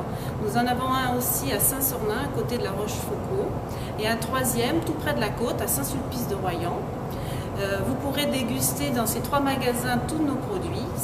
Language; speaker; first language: French; native; French